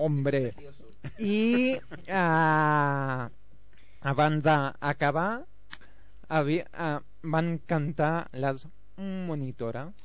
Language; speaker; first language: Catalan; non-native, local second language; Spanish